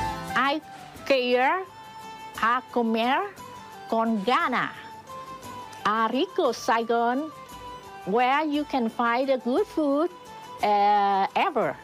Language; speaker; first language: English; non-native, learner; Vietnamese